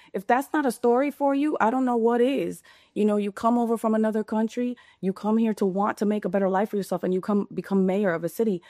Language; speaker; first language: English; early bilingual, other home language; Spanish